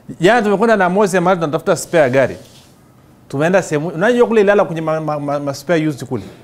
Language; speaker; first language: Swahili; native; Swahili